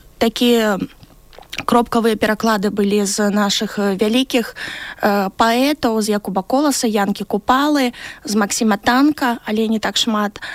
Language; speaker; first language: Belarusian; native; Belarusian